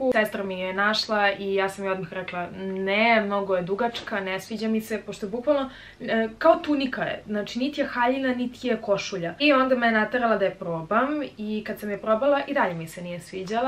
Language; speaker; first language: Serbian; native; Serbian